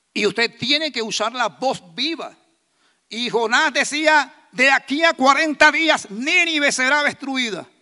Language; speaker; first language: Spanish; native; Spanish